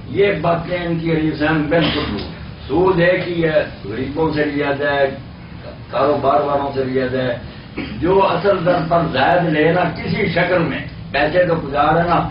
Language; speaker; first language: Urdu; non-native, local second language; Punjabi